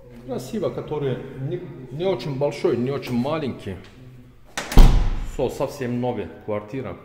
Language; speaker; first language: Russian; non-native, learner; Turkish